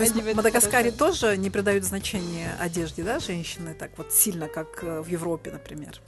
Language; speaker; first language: Russian; native; Russian